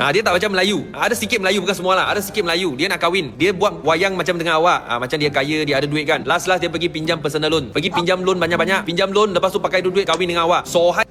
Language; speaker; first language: Malay; non-native, local second language; Chinese